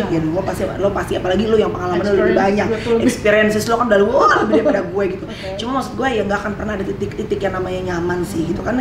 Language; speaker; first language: Indonesian; native; Indonesian